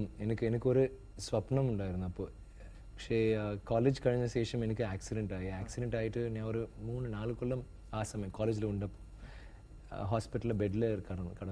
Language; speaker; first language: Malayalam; non-native, learner; Tamil